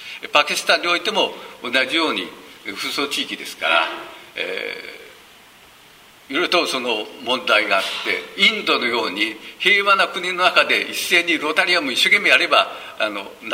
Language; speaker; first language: Japanese; native; Japanese